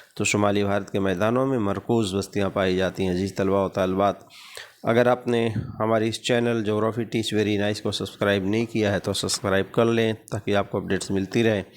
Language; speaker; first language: Urdu; native; Urdu